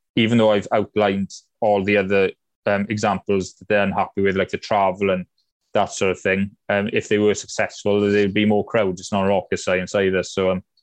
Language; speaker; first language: English; native; English